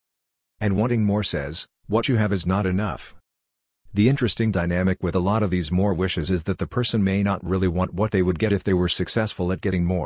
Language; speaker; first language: English; non-native, fluent; Hungarian